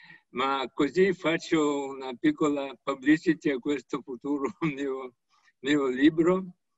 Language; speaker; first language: Italian; non-native, fluent; Russian